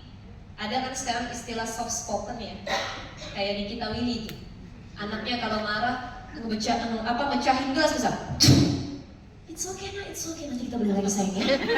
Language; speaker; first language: Indonesian; native; Indonesian